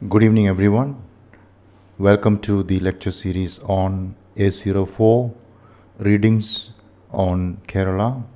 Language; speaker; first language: English; non-native, local second language; Malayalam